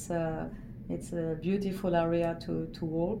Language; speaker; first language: English; non-native, fluent; French